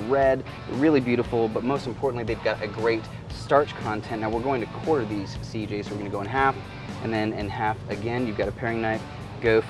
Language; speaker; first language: English; native; English